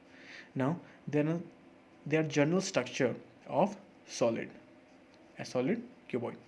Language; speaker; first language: English; non-native, local second language; Hindi